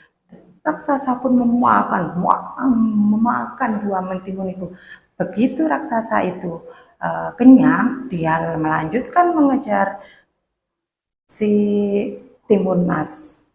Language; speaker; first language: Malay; non-native, local second language; Javanese